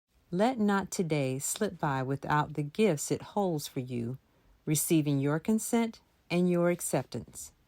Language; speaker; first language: English; native; English